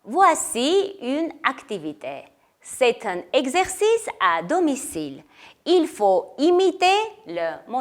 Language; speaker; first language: French; non-native, fluent; Armenian